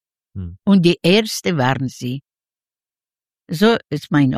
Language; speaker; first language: German; non-native, learner; Yiddish